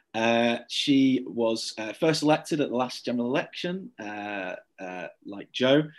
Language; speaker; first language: English; native; English